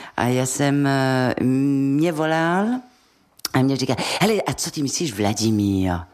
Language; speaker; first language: Czech; non-native, fluent; French